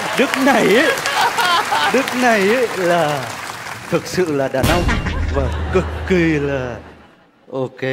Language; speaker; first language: Vietnamese; non-native, fluent; Turkish